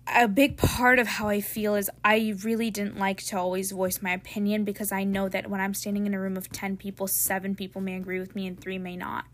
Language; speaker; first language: English; native; English